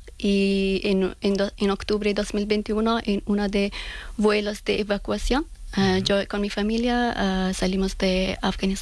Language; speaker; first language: Spanish; non-native, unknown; Persian